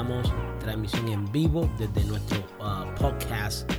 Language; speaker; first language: Spanish; early bilingual, heritage; Spanish